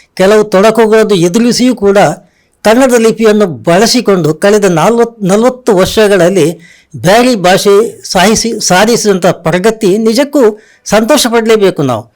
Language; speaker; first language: Kannada; non-native, local second language; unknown